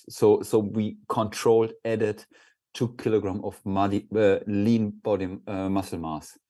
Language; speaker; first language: English; non-native, fluent; German